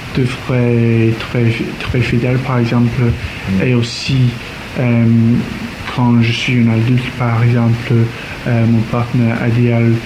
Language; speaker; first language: French; non-native, learner; English